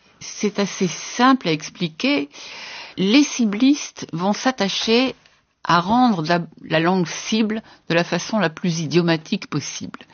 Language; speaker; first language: French; native; French